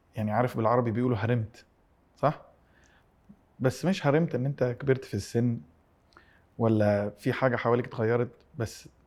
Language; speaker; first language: Arabic; early bilingual, heritage; Arabic